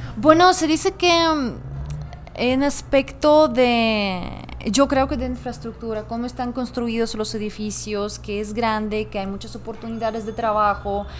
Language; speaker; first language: Spanish; non-native, fluent; Russian